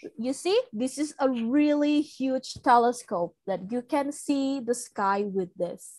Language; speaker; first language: English; non-native, local second language; Indonesian